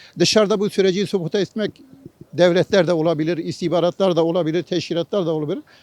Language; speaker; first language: Turkish; non-native, local second language; Kurdish